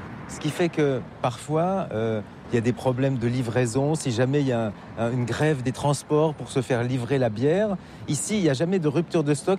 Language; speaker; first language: French; native; French